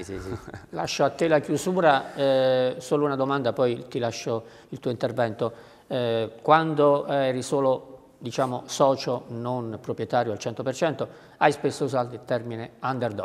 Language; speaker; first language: Italian; native; Italian